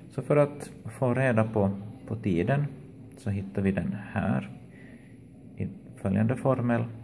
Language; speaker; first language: Swedish; native; Swedish